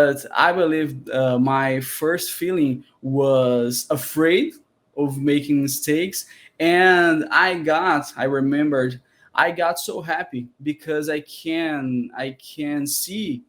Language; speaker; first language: English; non-native, learner; Portuguese